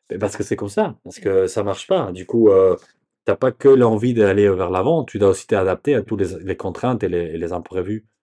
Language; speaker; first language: French; non-native, learner; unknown